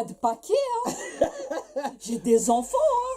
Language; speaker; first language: French; non-native, fluent; Portuguese